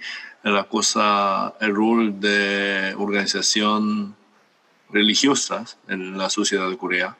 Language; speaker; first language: Spanish; non-native, fluent; Korean